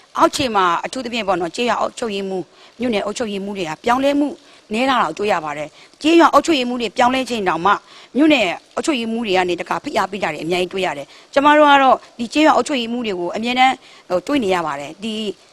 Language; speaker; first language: Burmese; non-native, local second language; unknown